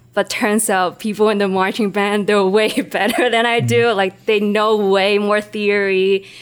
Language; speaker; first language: English; non-native, local second language; Cantonese